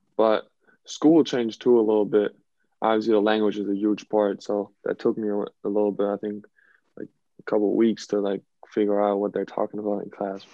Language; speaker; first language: English; non-native, fluent; German